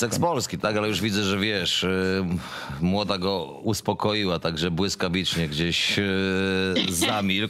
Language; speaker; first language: Polish; native; Polish